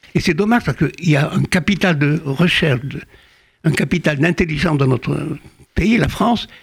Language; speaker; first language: French; native; French